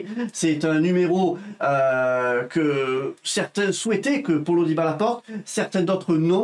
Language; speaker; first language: French; native; French